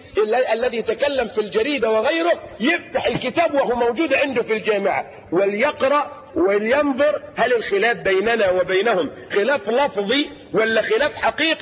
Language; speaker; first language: Arabic; native; Arabic